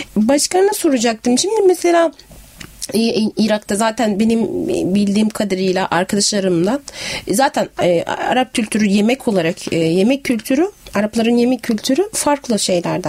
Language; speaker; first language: Turkish; non-native, fluent; Arabic